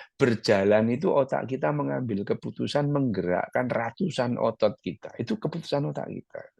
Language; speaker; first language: Indonesian; early bilingual, other home language; Arabic